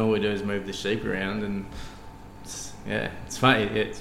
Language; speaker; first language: English; native; English